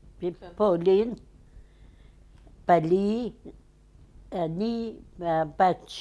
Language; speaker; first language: Hebrew; non-native, fluent; Yiddish